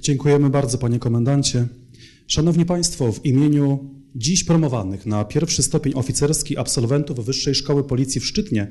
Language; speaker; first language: Polish; native; Polish